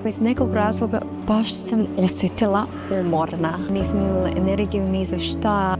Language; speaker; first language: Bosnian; non-native, fluent; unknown